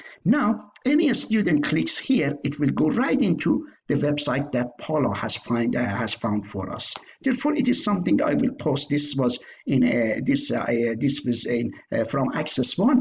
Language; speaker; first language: English; non-native, fluent; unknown